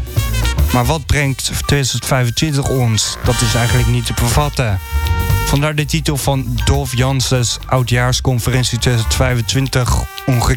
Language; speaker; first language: Dutch; native; Dutch